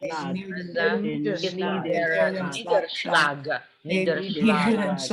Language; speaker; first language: German; non-native, learner; English